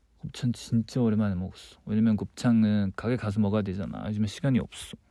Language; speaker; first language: Korean; non-native, fluent; Chinese